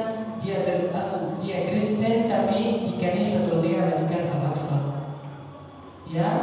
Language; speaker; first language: Indonesian; non-native, learner; Arabic